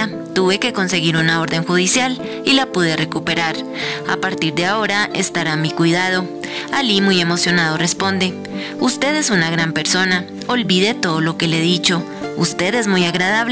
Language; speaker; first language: Spanish; native; Spanish